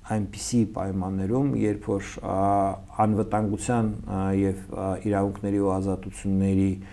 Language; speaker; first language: Armenian; native; Armenian